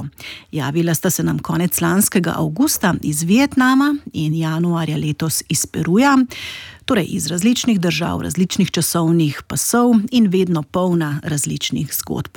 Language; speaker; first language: Slovenian; native; Slovenian